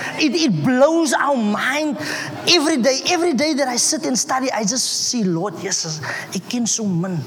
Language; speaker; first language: English; non-native, local second language; Afrikaans